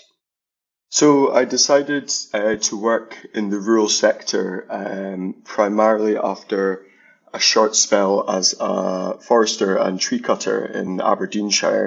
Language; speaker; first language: English; native; English